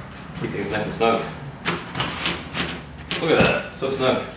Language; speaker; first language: English; native; English